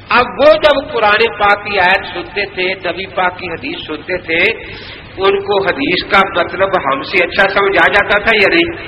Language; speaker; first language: Urdu; non-native, local second language; Punjabi